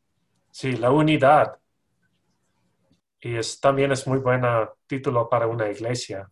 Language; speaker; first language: Spanish; non-native, learner; English